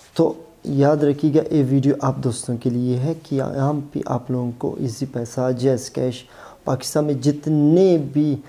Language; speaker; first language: Urdu; non-native, local second language; Baluchi